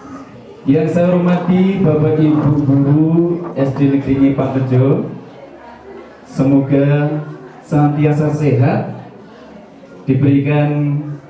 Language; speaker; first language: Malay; non-native, local second language; Javanese